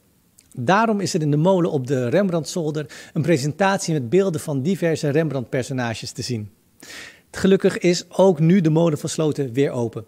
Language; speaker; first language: Dutch; native; Dutch